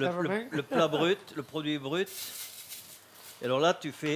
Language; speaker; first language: French; native; French